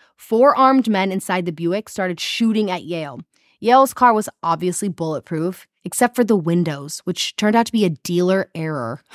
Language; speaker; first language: English; native; English